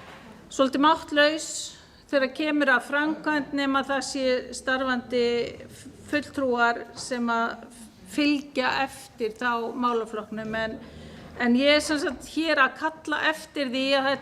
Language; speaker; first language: Icelandic; native; Icelandic